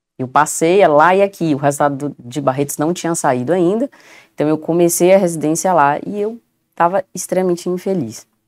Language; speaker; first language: Portuguese; native; Portuguese